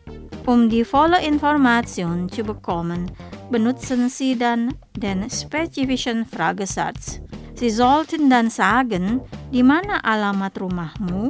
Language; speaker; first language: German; non-native, fluent; Indonesian